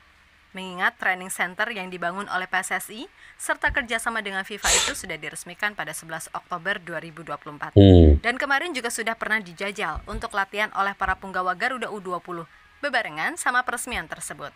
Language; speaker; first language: Indonesian; native; Indonesian